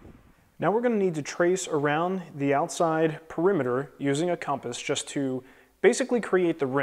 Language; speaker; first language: English; native; English